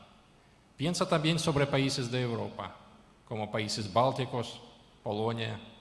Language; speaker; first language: Spanish; non-native, fluent; Ukrainian